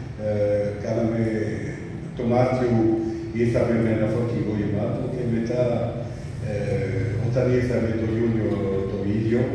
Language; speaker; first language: Greek; early bilingual, heritage; French